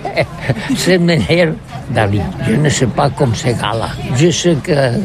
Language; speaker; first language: French; non-native, learner; Catalan